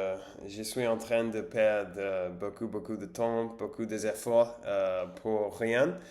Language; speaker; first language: French; non-native, learner; English